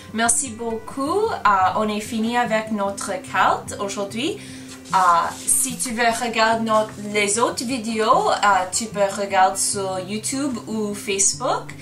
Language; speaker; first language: French; non-native, learner; English